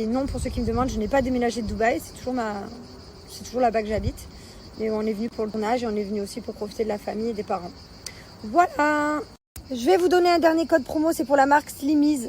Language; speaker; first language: French; native; French